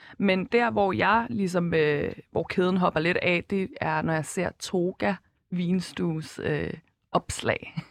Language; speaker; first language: Danish; native; Danish